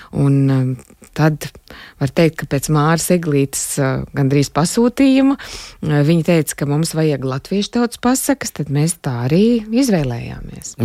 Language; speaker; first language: Latvian; native; Latvian